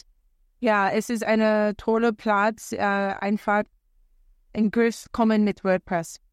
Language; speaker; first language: German; non-native, learner; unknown